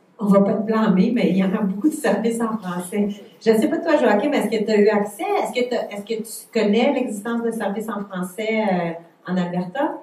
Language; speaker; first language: French; native; French